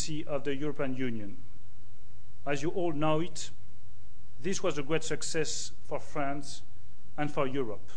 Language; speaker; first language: English; non-native, fluent; French